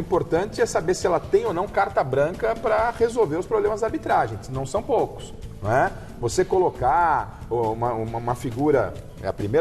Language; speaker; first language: Portuguese; native; Portuguese